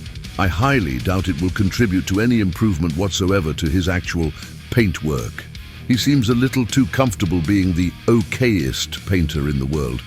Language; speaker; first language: English; native; English